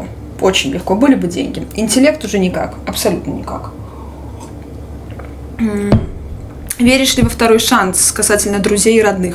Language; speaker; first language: Russian; native; Russian